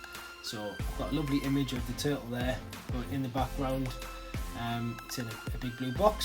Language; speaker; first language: English; native; English